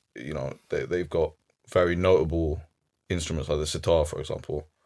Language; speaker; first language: English; early bilingual, other home language; Arabic